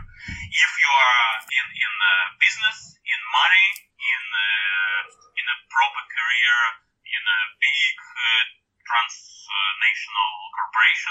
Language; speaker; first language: English; non-native, fluent; Russian